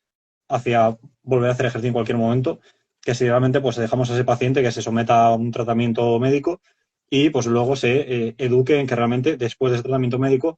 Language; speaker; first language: Spanish; native; Spanish